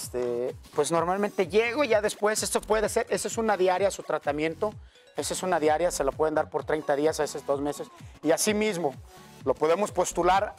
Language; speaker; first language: Spanish; native; Spanish